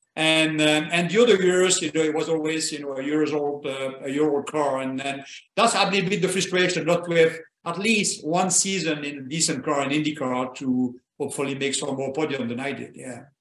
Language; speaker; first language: English; non-native, fluent; French